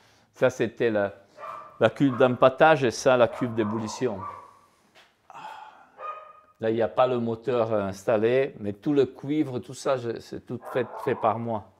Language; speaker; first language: French; non-native, fluent; Italian